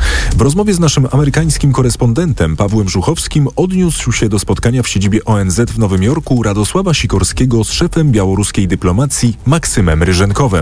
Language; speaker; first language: Polish; native; Polish